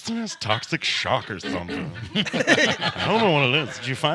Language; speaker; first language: English; native; English